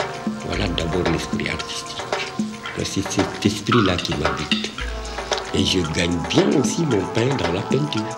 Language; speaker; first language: French; non-native, local second language; Wolof